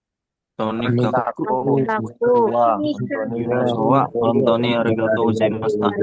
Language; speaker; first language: Japanese; non-native, learner; Indonesian